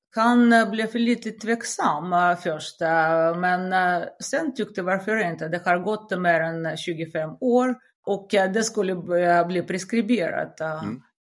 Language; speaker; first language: Swedish; non-native, fluent; Russian